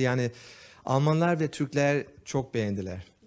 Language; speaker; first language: Turkish; early bilingual, heritage; Turkish